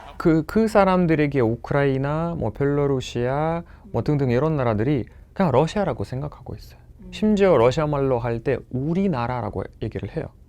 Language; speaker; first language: Korean; non-native, fluent; Russian